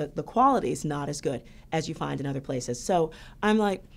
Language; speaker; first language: English; native; English